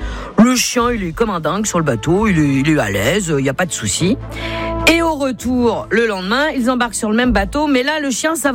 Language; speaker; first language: French; native; French